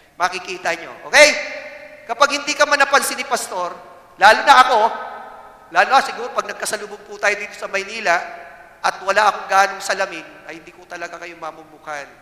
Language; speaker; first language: Filipino; non-native, local second language; Cebuano